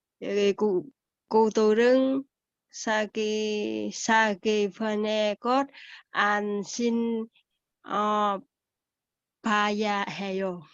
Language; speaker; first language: Korean; non-native, learner; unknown